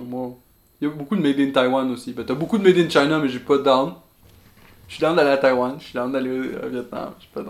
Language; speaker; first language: French; native; French